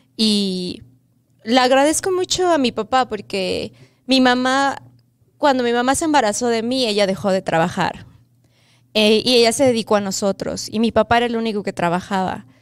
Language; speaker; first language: Spanish; native; Spanish